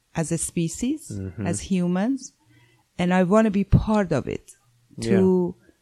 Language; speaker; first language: English; non-native, fluent; Persian